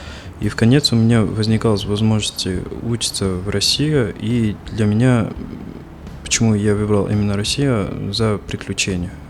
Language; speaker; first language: Russian; non-native, fluent; Arabic